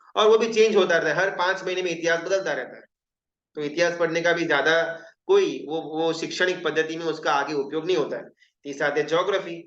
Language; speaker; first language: Hindi; non-native, local second language; Gujarati